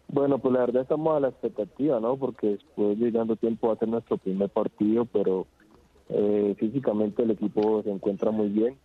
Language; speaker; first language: Spanish; native; Spanish